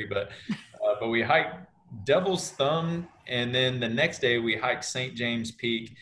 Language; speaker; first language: English; native; English